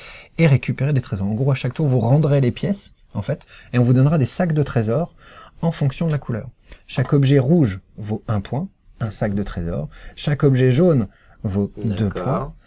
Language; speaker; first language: French; native; French